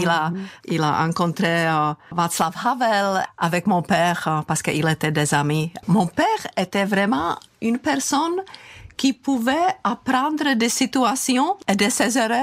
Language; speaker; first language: French; non-native, fluent; Czech